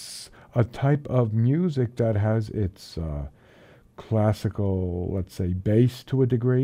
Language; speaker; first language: English; native; English